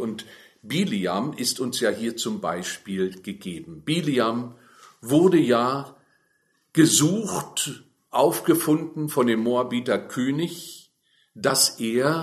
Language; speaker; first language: German; native; German